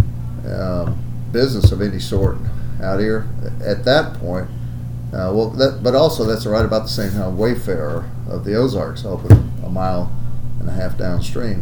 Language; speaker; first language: English; native; English